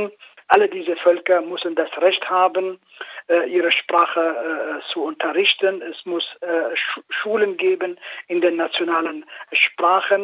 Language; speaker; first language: German; non-native, fluent; Kurdish